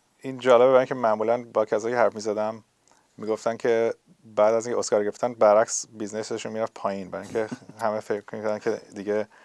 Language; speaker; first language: Persian; early bilingual, heritage; Persian